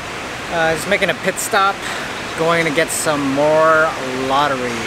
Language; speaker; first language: English; native; English